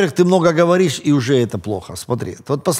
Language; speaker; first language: Russian; native; Russian